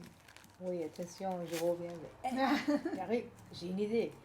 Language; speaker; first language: French; non-native, learner; English